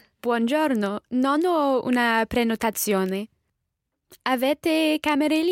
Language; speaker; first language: Italian; non-native, learner; English